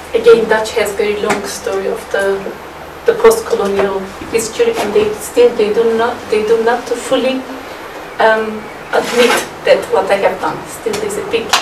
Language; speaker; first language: English; non-native, fluent; Turkish